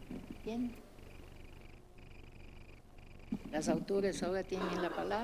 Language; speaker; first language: Spanish; non-native, fluent; Portuguese